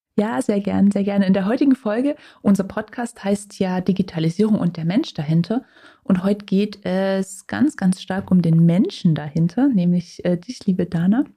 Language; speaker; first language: German; native; German